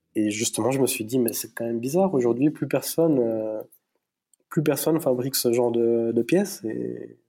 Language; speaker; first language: French; native; French